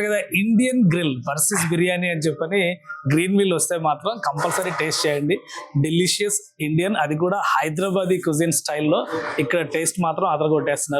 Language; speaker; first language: Telugu; native; Telugu